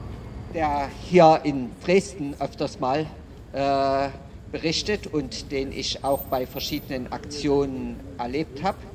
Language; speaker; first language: German; native; German